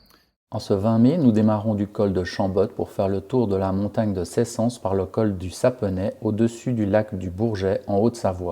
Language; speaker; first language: French; native; French